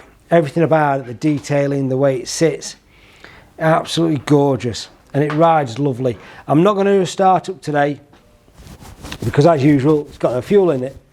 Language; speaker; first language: English; native; English